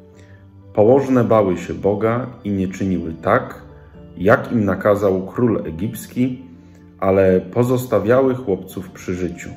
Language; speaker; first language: Polish; native; Polish